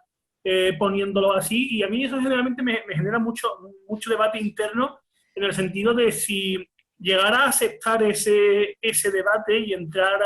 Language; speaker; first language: Spanish; native; Spanish